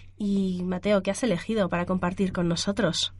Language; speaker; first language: Spanish; native; Spanish